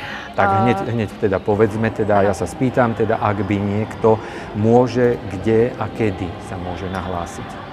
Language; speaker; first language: Slovak; native; Slovak